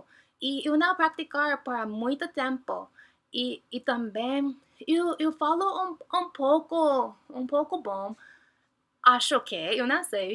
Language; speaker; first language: Portuguese; non-native, learner; English